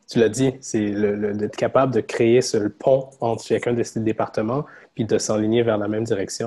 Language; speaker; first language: French; native; French